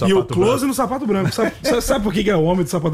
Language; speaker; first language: Portuguese; native; Portuguese